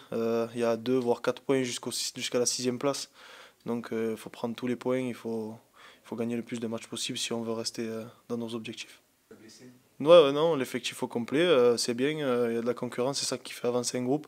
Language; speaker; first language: French; native; French